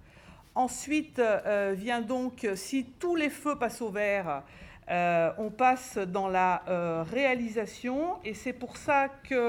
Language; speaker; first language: French; native; French